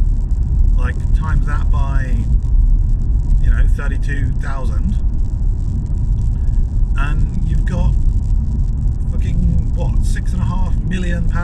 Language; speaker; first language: English; native; English